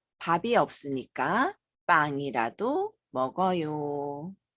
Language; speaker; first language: Korean; native; Korean